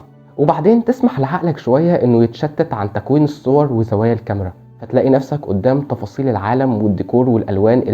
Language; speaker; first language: Arabic; native; Arabic